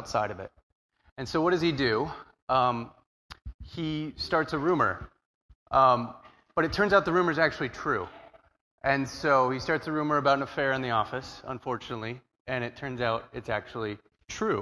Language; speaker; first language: English; native; English